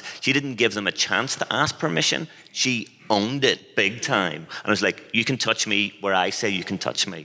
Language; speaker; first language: English; native; English